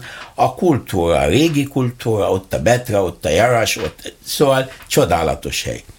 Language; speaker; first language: Hungarian; non-native, fluent; Arabic